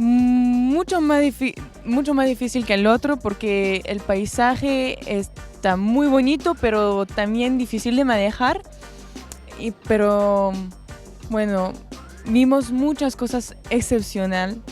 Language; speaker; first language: Spanish; non-native, fluent; French